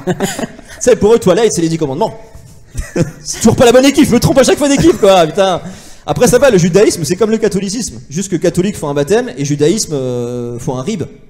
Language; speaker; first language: French; native; French